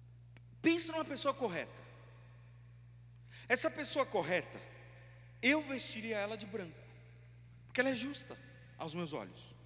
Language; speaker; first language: Portuguese; native; Portuguese